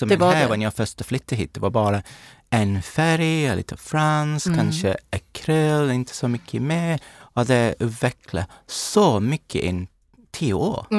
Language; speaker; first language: Swedish; non-native, learner; English